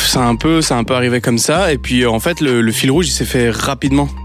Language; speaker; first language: French; native; French